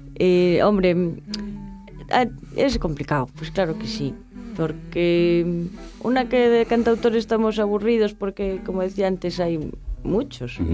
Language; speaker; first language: Spanish; native; Spanish